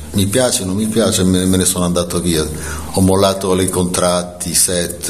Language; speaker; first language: Italian; native; Italian